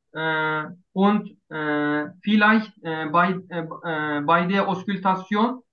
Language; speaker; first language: German; non-native, learner; Turkish